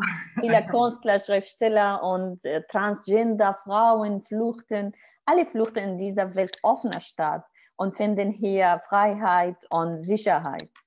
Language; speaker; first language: German; non-native, learner; Arabic